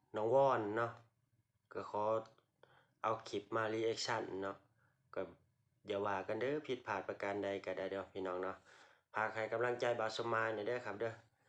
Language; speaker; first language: Thai; non-native, local second language; Lao